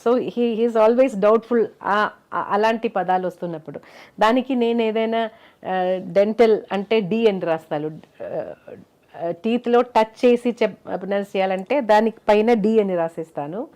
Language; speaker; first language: Telugu; non-native, fluent; Malayalam